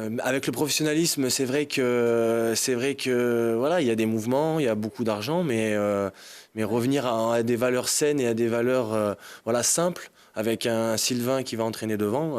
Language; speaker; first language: French; native; French